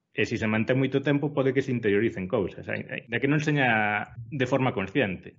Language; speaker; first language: Galician; non-native, local second language; Spanish